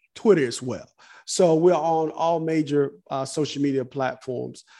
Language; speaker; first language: English; native; English